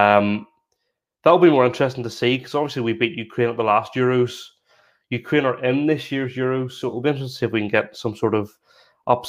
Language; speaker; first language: English; native; English